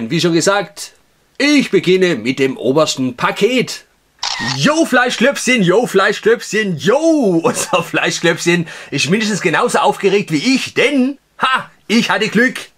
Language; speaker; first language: German; native; German